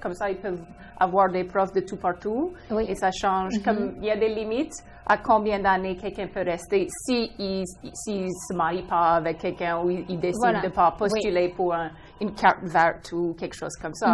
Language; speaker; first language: French; non-native, local second language; English